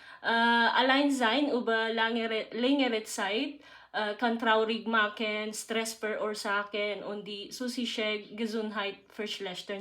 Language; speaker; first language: German; non-native, learner; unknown